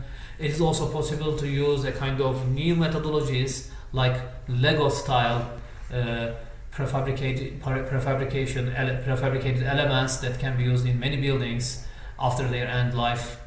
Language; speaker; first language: English; non-native, fluent; Turkish